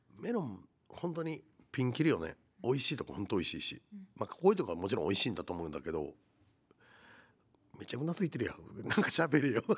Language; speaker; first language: Japanese; native; Japanese